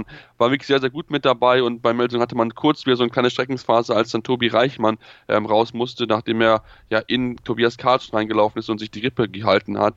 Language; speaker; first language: German; native; German